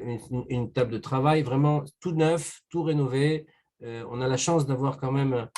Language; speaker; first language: French; native; French